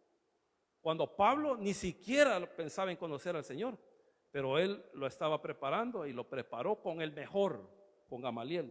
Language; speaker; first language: Spanish; native; Spanish